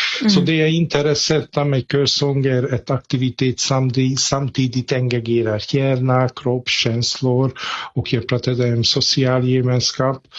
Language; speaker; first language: Swedish; non-native, fluent; Hungarian